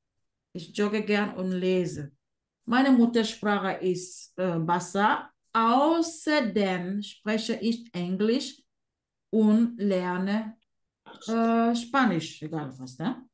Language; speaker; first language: German; non-native, fluent; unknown